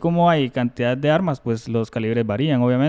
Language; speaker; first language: Spanish; native; Spanish